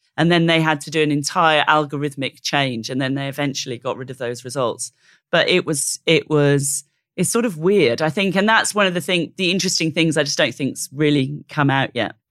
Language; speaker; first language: English; native; English